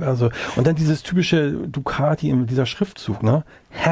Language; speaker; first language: German; native; German